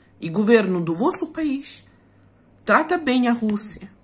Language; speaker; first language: Portuguese; non-native, fluent; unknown